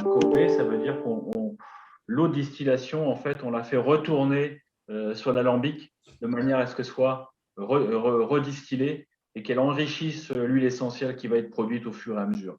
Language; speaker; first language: French; native; French